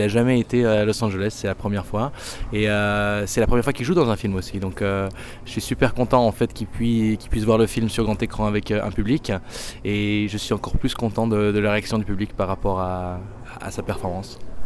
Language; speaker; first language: French; native; French